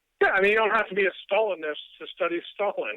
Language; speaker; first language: English; native; English